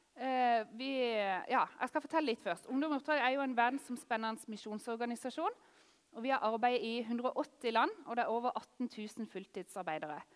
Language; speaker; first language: Norwegian; native; Norwegian